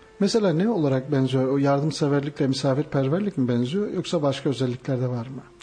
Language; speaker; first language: Turkish; native; Turkish